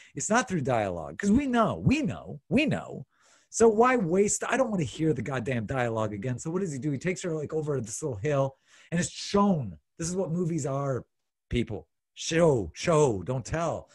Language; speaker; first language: English; native; English